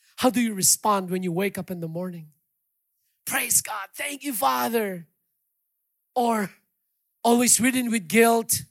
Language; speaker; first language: English; non-native, local second language; Hiligaynon